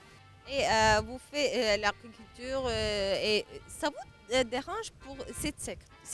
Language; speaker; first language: French; non-native, learner; Turkish